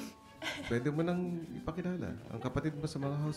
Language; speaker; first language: Filipino; native; Filipino